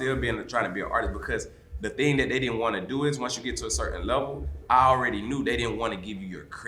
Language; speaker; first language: English; native; English